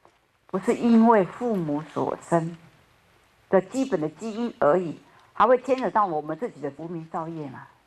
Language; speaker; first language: Chinese; native; Chinese